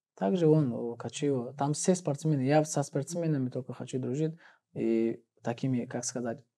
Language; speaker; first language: Russian; non-native, local second language; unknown